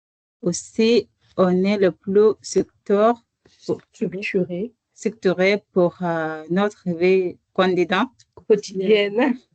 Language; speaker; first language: French; non-native, learner; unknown